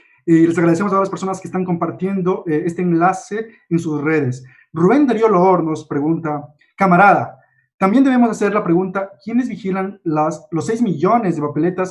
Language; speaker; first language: Spanish; native; Spanish